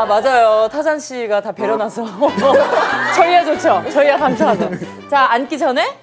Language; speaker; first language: Korean; native; Korean